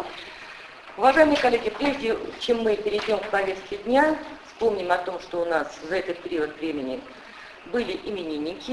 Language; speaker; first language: Russian; native; Russian